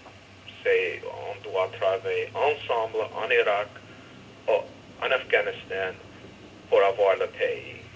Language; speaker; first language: French; non-native, learner; English